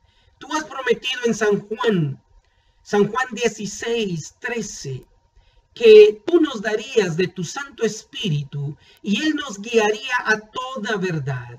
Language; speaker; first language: Spanish; native; Spanish